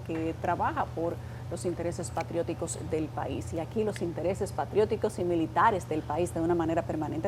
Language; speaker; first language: Spanish; native; Spanish